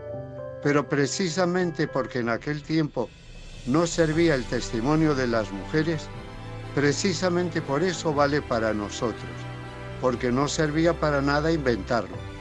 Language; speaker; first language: Spanish; native; Spanish